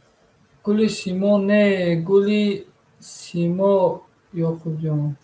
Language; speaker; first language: Russian; non-native, fluent; Tajik